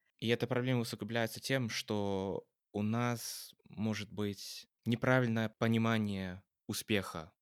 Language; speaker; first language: Russian; non-native, fluent; English